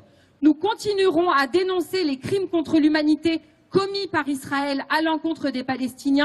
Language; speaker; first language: French; native; French